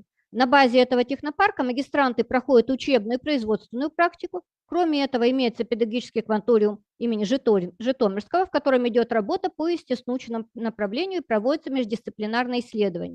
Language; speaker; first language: Russian; native; Russian